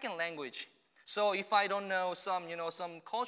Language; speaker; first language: English; non-native, fluent; Korean